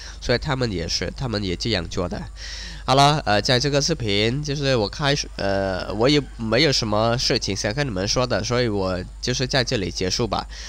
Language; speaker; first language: Chinese; non-native, fluent; Khmer